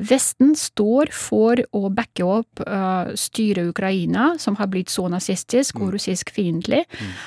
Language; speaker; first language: Norwegian; non-native, fluent; Russian